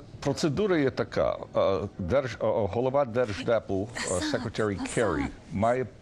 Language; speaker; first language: Ukrainian; early bilingual, heritage; Ukrainian